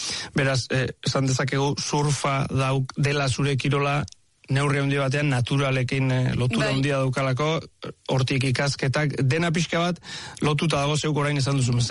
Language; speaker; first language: Basque; native; Basque